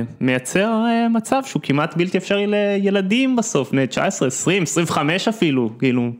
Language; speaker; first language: Hebrew; native; Hebrew